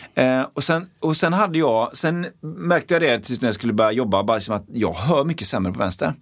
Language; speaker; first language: Swedish; native; Swedish